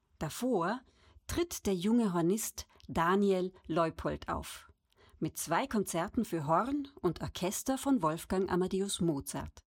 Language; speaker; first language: German; native; German